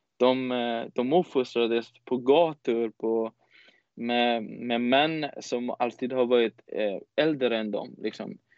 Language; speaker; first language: Swedish; non-native, fluent; Persian